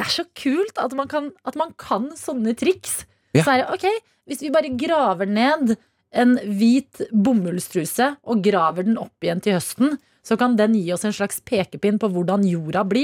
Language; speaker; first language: Norwegian; native; Norwegian